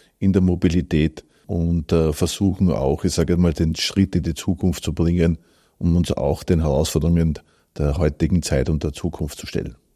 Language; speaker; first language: German; native; German